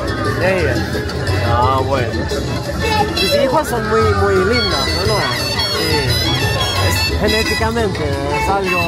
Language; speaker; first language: Spanish; non-native, fluent; Swedish